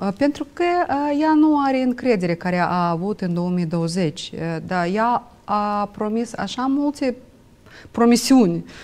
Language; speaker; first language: Romanian; non-native, local second language; Russian